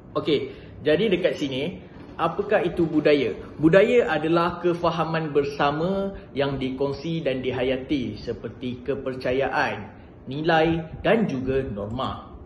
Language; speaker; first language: Malay; native; Malay